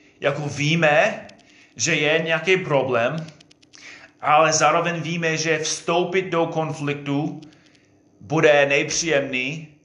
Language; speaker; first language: Czech; non-native, fluent; English